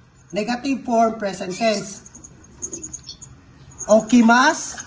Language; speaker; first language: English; non-native, local second language; Filipino